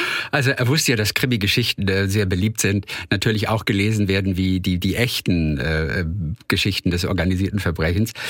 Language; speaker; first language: German; native; German